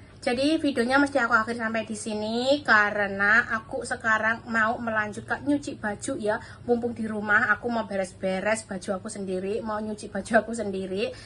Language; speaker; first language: Indonesian; non-native, local second language; Javanese